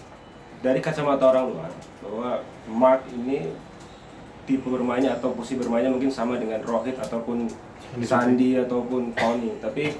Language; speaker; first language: Indonesian; native; Indonesian